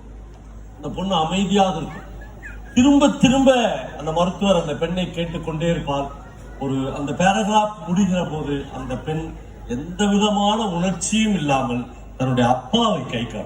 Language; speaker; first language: Tamil; native; Tamil